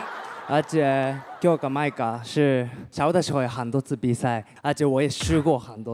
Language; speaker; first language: Chinese; non-native, fluent; Japanese